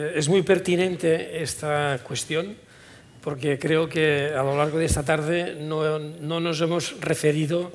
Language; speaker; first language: Spanish; non-native, local second language; Catalan